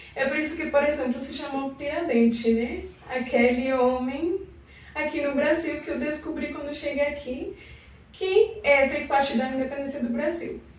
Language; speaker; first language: Portuguese; non-native, fluent; Spanish